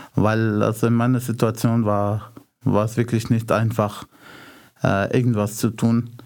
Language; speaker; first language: German; non-native, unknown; Arabic